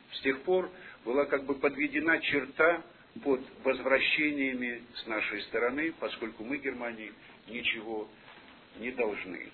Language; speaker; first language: Russian; native; Russian